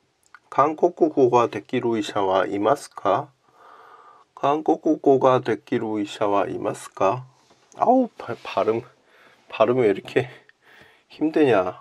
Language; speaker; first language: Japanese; non-native, learner; Korean